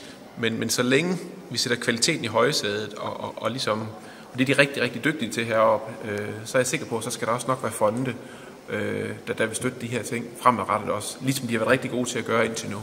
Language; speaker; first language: Danish; native; Danish